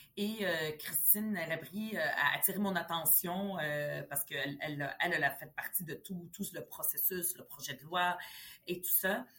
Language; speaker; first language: French; early bilingual, other home language; Arabic